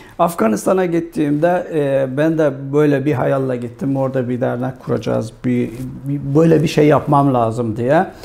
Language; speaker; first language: Turkish; non-native, fluent; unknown